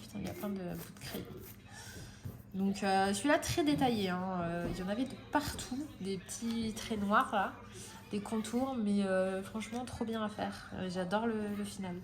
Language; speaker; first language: French; native; French